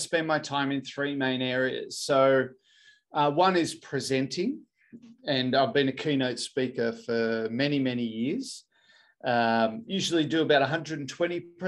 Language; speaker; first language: English; native; English